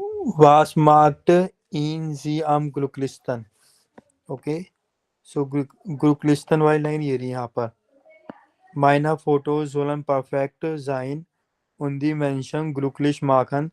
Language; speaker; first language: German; non-native, fluent; Hindi